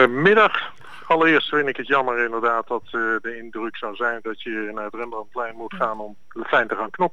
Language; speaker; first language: Dutch; native; Dutch